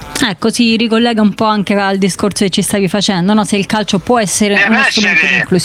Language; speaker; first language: Italian; native; Italian